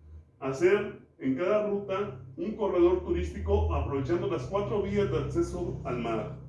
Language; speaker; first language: Spanish; native; Spanish